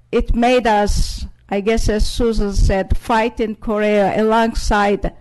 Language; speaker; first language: English; non-native, fluent; Turkish